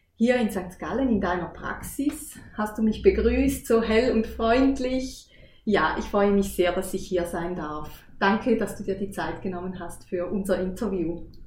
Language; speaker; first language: German; native; German